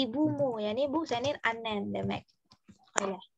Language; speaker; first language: Turkish; non-native, learner; Indonesian